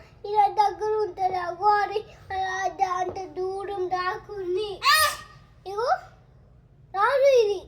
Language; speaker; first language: Telugu; early bilingual, heritage; Telugu